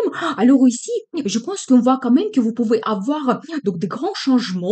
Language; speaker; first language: French; non-native, fluent; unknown